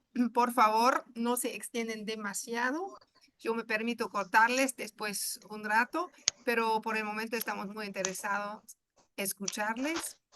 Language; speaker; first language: Spanish; non-native, fluent; German